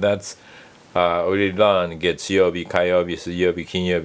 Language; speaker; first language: Japanese; non-native, fluent; English